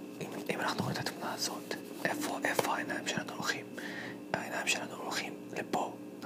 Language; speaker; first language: Hebrew; non-native, fluent; English